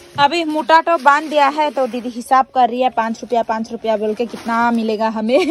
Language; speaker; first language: Hindi; non-native, local second language; Chakma